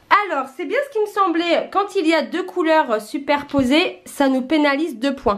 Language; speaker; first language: French; native; French